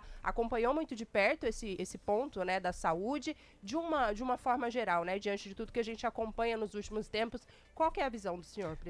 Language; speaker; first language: Portuguese; native; Portuguese